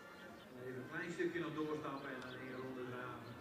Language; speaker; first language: Dutch; native; Dutch